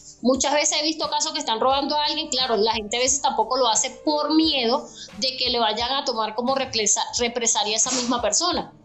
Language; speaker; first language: Spanish; native; Spanish